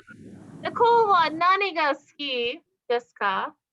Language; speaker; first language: Japanese; non-native, fluent; English